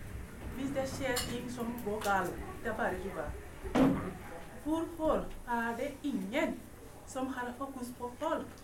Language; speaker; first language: Norwegian; non-native, fluent; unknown